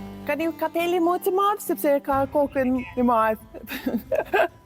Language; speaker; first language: Albanian; non-native, learner; English